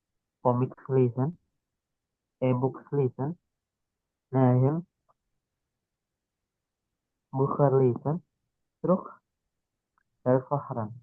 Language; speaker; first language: German; non-native, learner; Indonesian